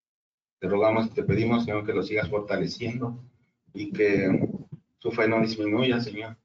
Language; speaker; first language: Spanish; native; Spanish